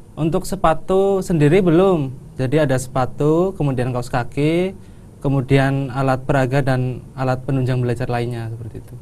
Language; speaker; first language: Indonesian; non-native, local second language; Javanese